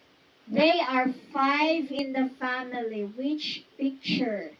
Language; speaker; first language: English; non-native, fluent; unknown